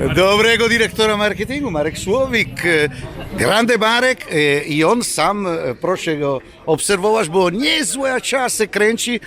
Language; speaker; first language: Polish; non-native, fluent; Italian